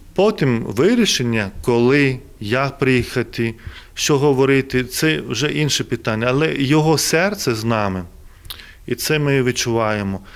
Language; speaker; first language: Ukrainian; non-native, fluent; Lithuanian